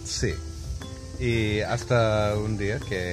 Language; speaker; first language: Spanish; non-native, learner; English